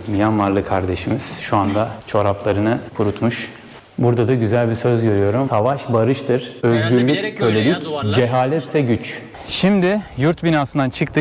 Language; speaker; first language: Turkish; native; Turkish